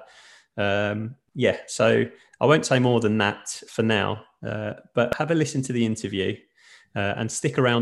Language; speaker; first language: English; native; English